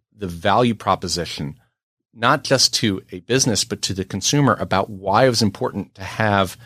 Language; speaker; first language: English; native; English